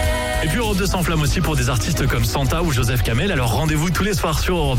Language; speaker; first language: French; native; French